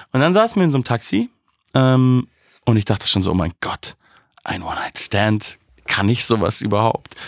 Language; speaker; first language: German; native; German